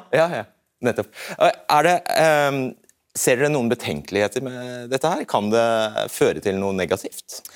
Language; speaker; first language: Norwegian; native; Norwegian